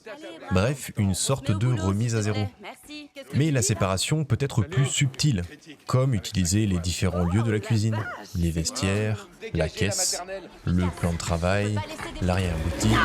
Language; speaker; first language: French; native; French